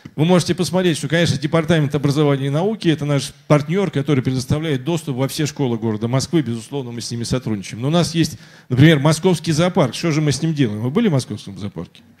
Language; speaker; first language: Russian; native; Russian